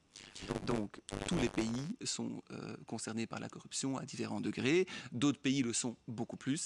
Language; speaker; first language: French; native; French